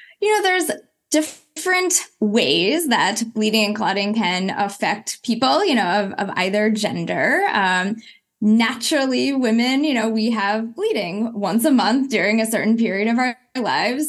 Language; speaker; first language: English; native; English